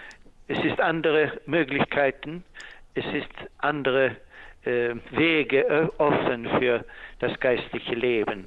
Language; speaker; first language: German; non-native, fluent; Swedish